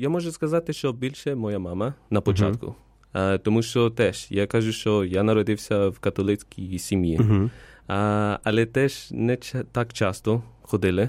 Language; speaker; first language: Ukrainian; non-native, fluent; Spanish